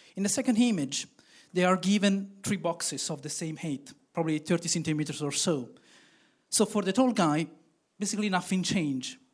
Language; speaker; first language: English; non-native, fluent; Italian